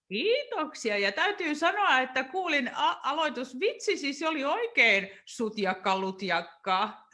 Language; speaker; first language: Finnish; native; Finnish